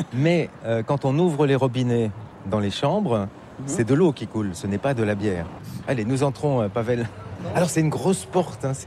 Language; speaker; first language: French; native; French